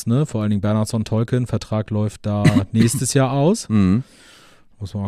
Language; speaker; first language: German; native; German